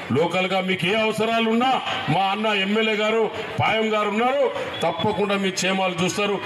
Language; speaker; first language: Telugu; non-native, local second language; Lambadi